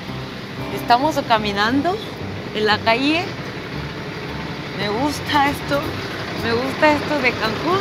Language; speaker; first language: Spanish; non-native, fluent; Korean